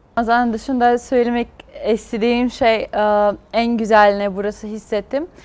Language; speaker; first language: Turkish; non-native, fluent; Arabic